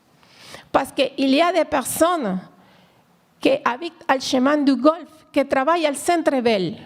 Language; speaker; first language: French; non-native, learner; Spanish